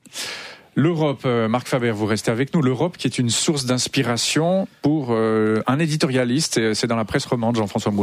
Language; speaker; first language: French; native; French